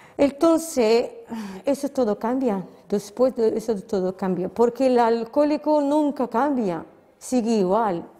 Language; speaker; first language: Spanish; non-native, learner; Arabic